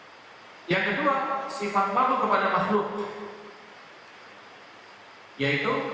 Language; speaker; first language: Indonesian; native; Indonesian